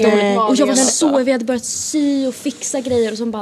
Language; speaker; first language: Swedish; native; Swedish